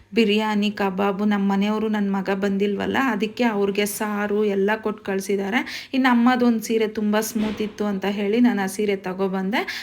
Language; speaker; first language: Kannada; native; Kannada